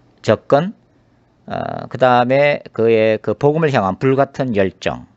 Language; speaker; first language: Korean; native; Korean